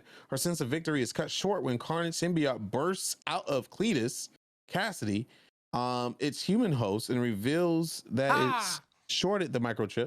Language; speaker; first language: English; native; English